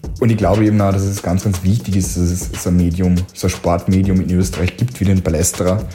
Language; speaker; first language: German; native; German